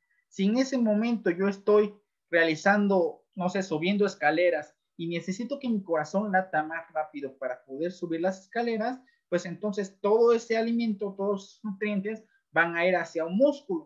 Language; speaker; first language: Spanish; native; Spanish